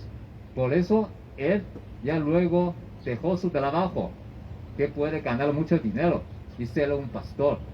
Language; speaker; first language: Spanish; non-native, learner; Chinese